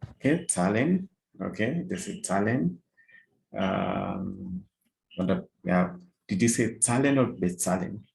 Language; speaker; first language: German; non-native, fluent; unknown